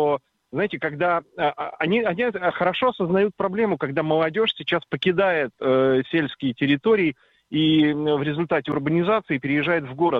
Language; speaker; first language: Russian; native; Russian